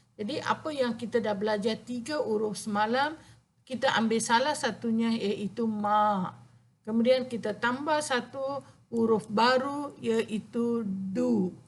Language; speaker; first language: Malay; non-native, local second language; Tamil